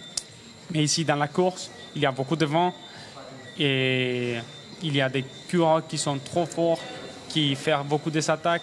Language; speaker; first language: French; non-native, learner; Spanish